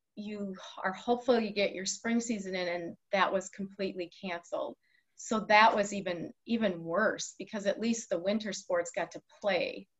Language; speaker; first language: English; native; English